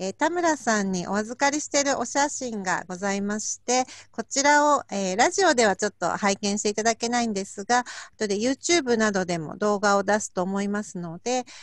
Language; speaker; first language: Japanese; native; Japanese